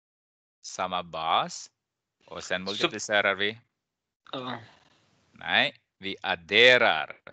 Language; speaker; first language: Swedish; non-native, fluent; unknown